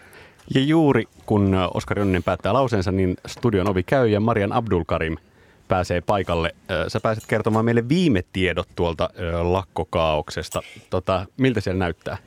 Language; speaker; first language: Finnish; native; Finnish